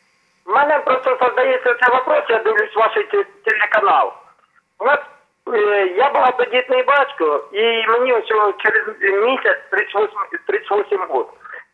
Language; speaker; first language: Ukrainian; non-native, local second language; Russian